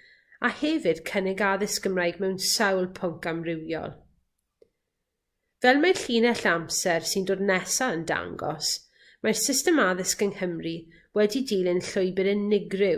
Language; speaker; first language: Welsh; native; Welsh